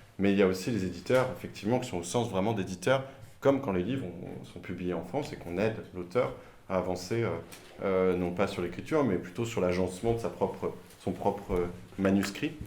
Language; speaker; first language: French; native; French